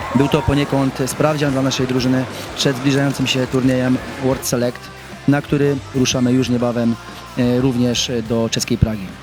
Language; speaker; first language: Polish; native; Polish